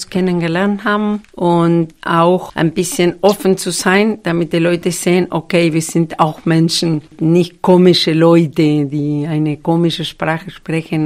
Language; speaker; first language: German; non-native, fluent; Spanish